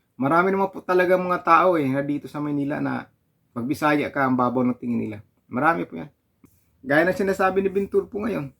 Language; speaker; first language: Filipino; non-native, local second language; Cebuano